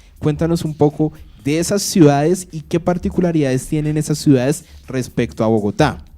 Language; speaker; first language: Spanish; native; Spanish